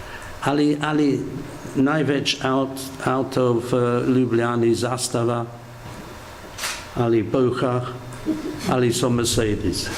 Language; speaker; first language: Slovenian; non-native, learner; English